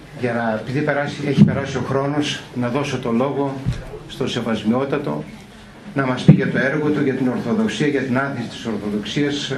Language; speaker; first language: Greek; native; Greek